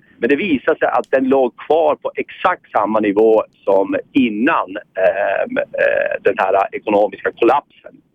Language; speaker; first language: Swedish; early bilingual, other home language; English